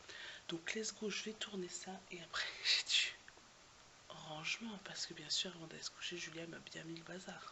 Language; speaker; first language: French; native; French